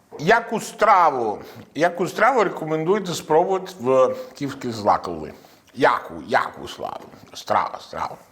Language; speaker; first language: Ukrainian; non-native, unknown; Italian